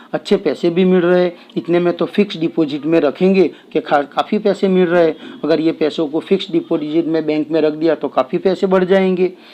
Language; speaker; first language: Hindi; non-native, local second language; Gujarati